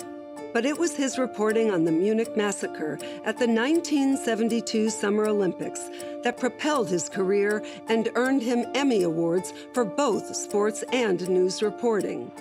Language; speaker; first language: English; native; English